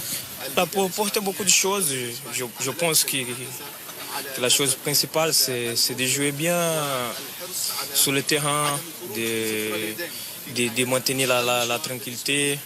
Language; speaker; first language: French; non-native, fluent; Portuguese